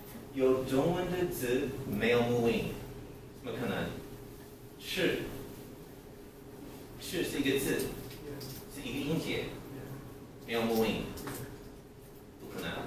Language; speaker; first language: Chinese; non-native, learner; English